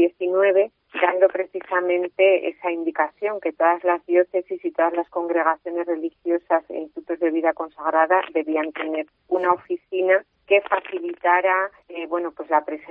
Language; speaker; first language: Spanish; native; Spanish